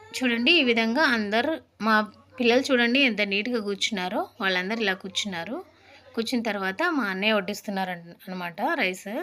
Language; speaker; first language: Telugu; non-native, local second language; Lambadi